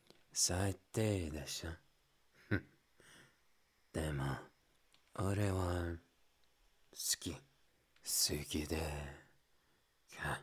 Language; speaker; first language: Japanese; non-native, learner; Spanish